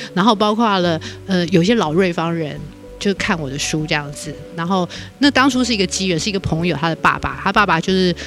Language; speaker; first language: Chinese; native; Chinese